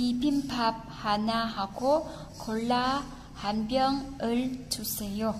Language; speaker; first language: Korean; non-native, fluent; Vietnamese